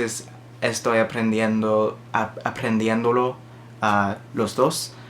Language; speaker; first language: Spanish; non-native, learner; English